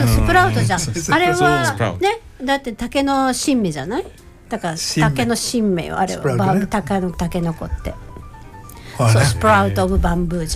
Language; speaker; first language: Japanese; native; Japanese